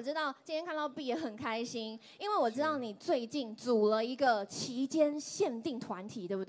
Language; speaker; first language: Chinese; native; Chinese